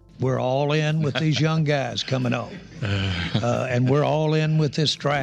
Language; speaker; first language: English; native; English